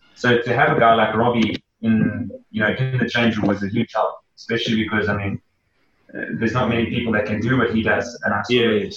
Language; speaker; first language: English; native; English